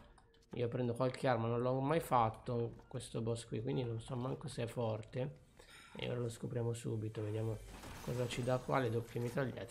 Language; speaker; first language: Italian; native; Italian